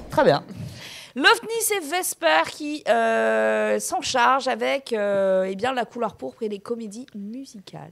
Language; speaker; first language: French; native; French